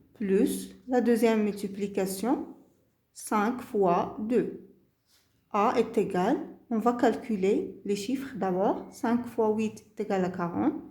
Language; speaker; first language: French; non-native, local second language; Arabic